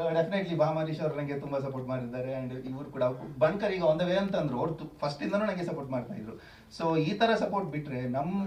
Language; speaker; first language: Kannada; non-native, local second language; Tulu